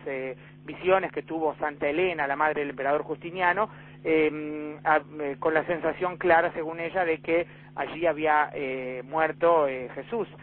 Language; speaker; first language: Spanish; native; Spanish